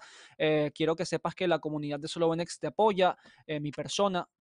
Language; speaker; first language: Spanish; native; Spanish